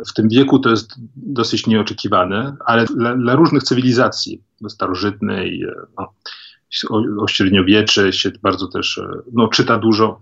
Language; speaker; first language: Polish; early bilingual, heritage; Polish